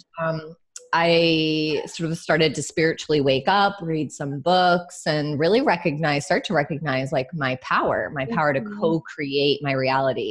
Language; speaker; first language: English; native; English